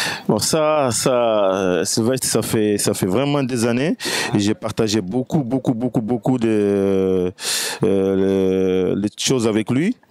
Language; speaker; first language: French; non-native, fluent; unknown